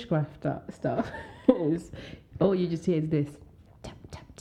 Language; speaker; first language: English; non-native, local second language; Swahili